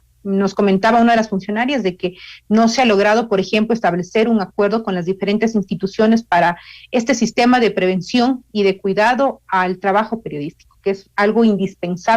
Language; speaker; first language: Spanish; native; Spanish